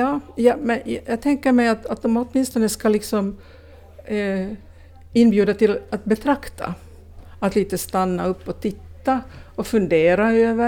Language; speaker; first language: Swedish; native; Swedish